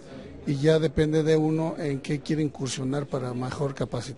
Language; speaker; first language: Spanish; native; Spanish